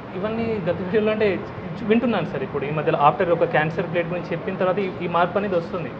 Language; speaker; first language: Telugu; non-native, fluent; Hindi